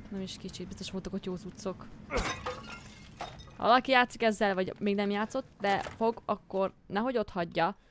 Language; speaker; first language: Hungarian; native; Hungarian